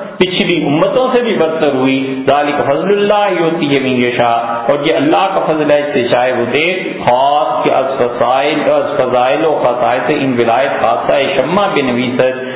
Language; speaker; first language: Urdu; native; Urdu